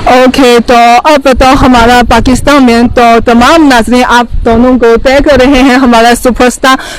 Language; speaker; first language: Urdu; non-native, fluent; Chinese